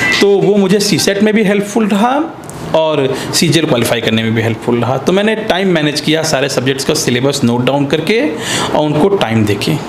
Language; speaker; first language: Hindi; native; Hindi